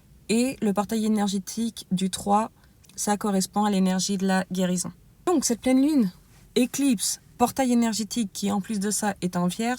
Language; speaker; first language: French; native; French